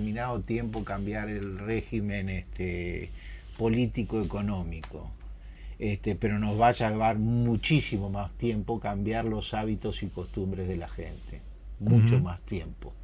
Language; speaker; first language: Spanish; native; Spanish